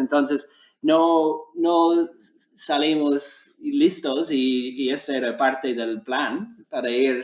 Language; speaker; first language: Spanish; non-native, learner; English